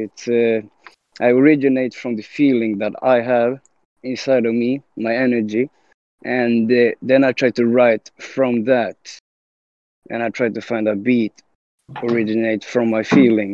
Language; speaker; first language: English; non-native, fluent; Swedish